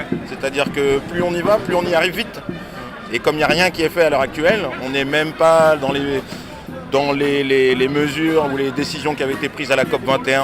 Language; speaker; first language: French; native; French